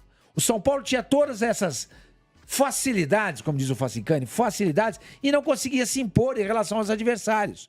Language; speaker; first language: Portuguese; native; Portuguese